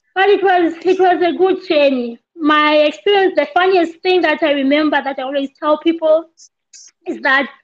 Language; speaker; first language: English; non-native, local second language; Southern Sotho